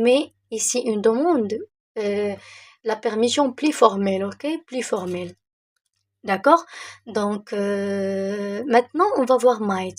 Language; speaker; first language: French; non-native, local second language; Arabic